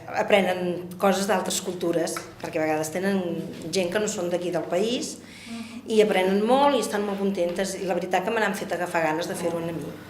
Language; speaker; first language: Catalan; non-native, local second language; Spanish